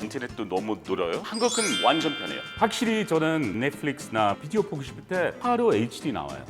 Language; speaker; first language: Korean; non-native, learner; English